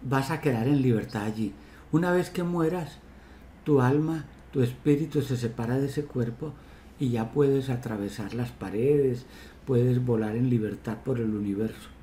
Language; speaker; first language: Spanish; native; Spanish